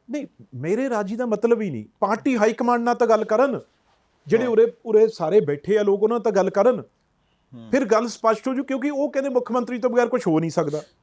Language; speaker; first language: Punjabi; native; Punjabi